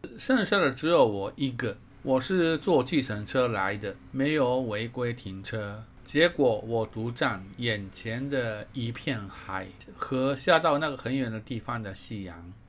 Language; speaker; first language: Chinese; non-native, fluent; Japanese